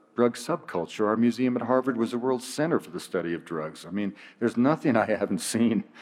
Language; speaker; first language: English; native; English